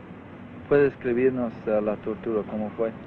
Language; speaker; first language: Portuguese; non-native, learner; English